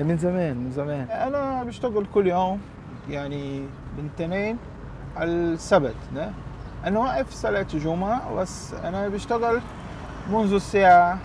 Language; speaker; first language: Arabic; non-native, learner; Portuguese